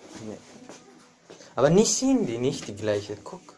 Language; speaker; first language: German; non-native, learner; Italian